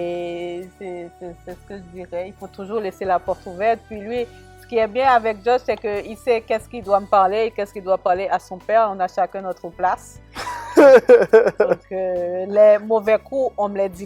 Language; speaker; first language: French; native; French